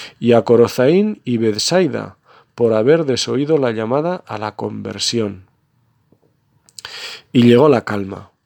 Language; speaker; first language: Spanish; native; Spanish